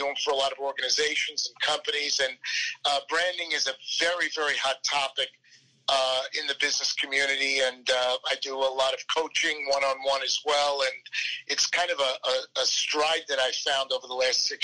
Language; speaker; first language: English; native; English